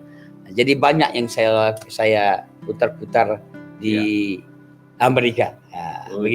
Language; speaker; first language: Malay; non-native, local second language; Achinese